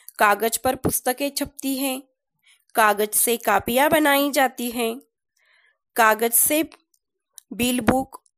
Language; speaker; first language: Hindi; non-native, local second language; Marathi